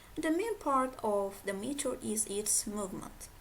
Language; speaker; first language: English; non-native, fluent; Azerbaijani